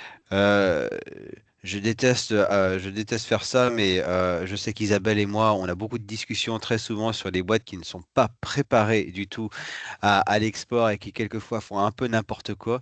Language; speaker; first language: French; native; French